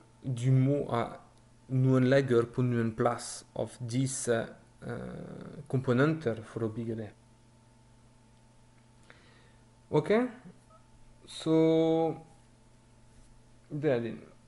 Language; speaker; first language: Norwegian; non-native, learner; French